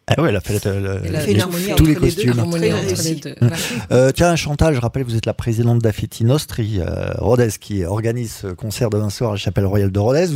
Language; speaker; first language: French; native; French